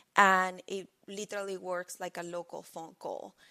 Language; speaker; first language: English; non-native, fluent; Spanish